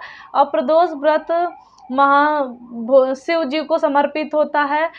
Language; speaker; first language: Hindi; native; Hindi